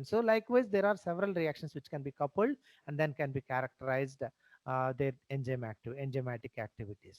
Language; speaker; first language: English; non-native, local second language; Telugu